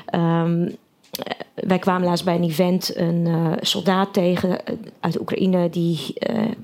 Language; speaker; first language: Dutch; early bilingual, other home language; Russian